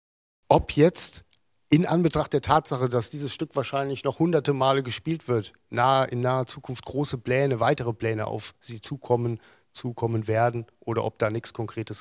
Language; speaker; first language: German; native; German